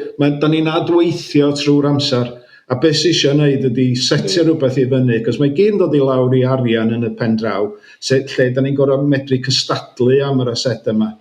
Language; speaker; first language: Welsh; native; Welsh